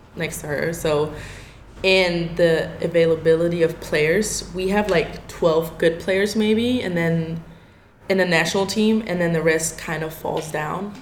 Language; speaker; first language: English; non-native, fluent; German